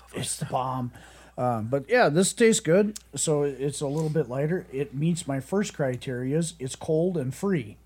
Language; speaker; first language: English; native; English